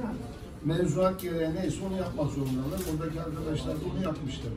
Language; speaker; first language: Turkish; native; Turkish